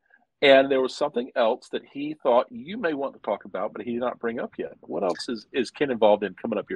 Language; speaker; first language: English; native; English